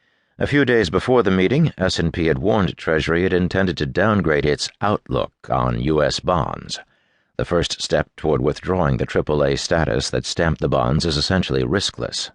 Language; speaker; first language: English; native; English